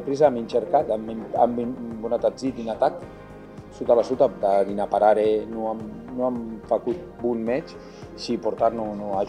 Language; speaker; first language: Romanian; non-native, learner; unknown